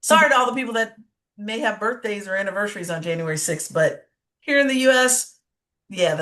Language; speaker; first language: English; native; English